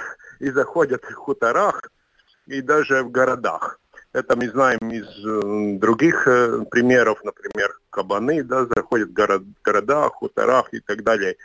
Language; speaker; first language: Russian; non-native, local second language; Latvian